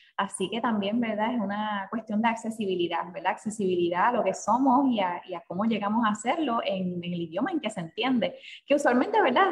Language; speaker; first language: Spanish; native; Spanish